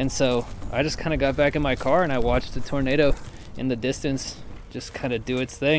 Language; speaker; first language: English; native; English